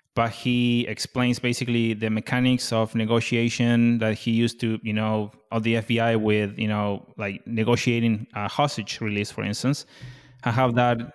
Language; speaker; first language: English; non-native, fluent; Spanish